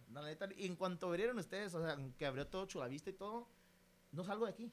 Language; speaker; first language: Spanish; early bilingual, heritage; Spanish